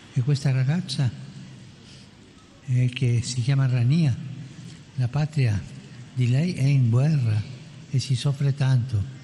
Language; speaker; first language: Italian; non-native, fluent; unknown